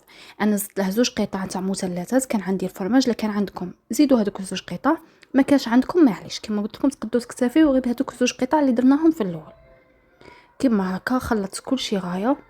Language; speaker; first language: Arabic; native; Arabic